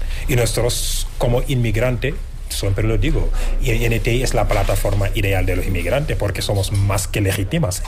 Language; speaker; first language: Spanish; non-native, fluent; Wolof